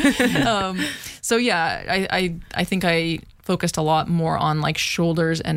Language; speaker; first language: English; native; English